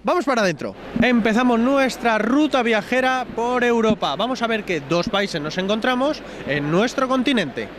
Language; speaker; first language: Spanish; native; Spanish